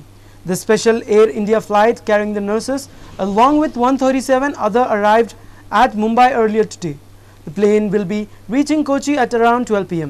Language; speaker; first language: English; non-native, local second language; Urdu